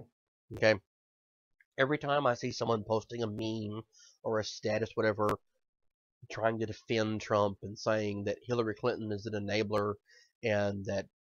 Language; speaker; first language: English; native; English